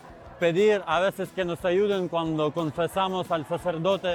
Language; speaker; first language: Spanish; non-native, fluent; Ukrainian